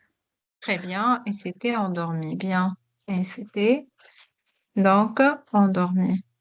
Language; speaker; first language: French; non-native, local second language; Arabic